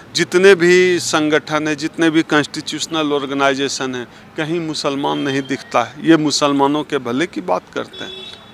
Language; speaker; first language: Hindi; native; Hindi